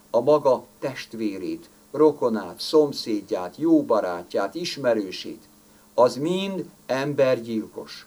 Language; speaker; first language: Hungarian; native; Hungarian